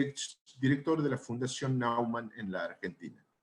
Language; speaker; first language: Spanish; native; Spanish